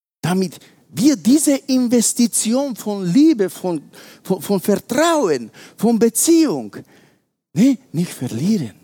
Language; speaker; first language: German; non-native, fluent; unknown